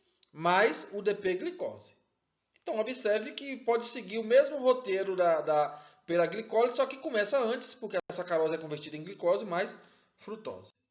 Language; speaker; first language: Portuguese; native; Portuguese